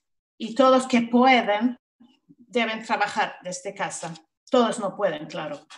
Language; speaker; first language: Spanish; non-native, fluent; Swedish